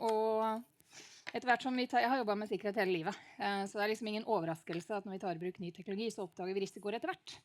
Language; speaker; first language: Norwegian; native; Norwegian